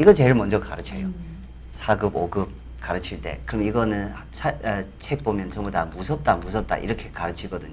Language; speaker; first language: Korean; non-native, fluent; Chinese